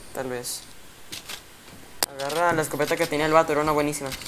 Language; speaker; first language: Spanish; native; Spanish